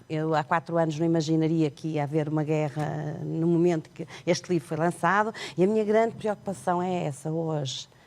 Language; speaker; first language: Portuguese; non-native, local second language; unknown